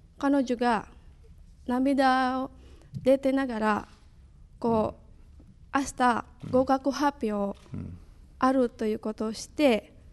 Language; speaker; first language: Japanese; non-native, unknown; Indonesian